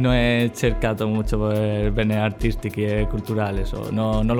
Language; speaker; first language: Italian; non-native, learner; Spanish